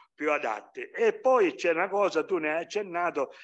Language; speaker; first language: Italian; native; Italian